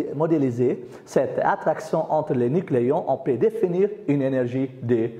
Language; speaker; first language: French; non-native, local second language; Arabic